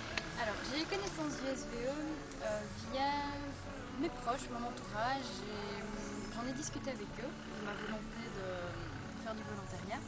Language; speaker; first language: French; native; French